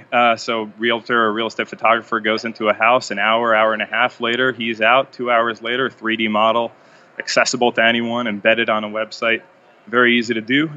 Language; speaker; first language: English; non-native, fluent; Hebrew